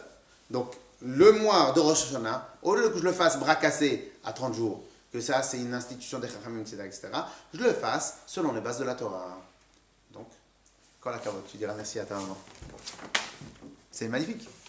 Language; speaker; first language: French; native; French